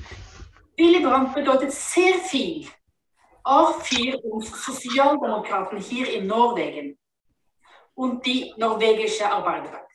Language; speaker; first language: German; non-native, fluent; Norwegian